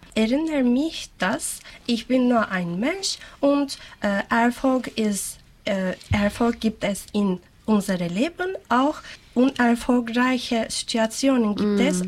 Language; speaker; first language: German; non-native, learner; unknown